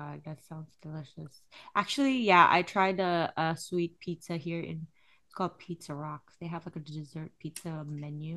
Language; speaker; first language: English; non-native, fluent; Cantonese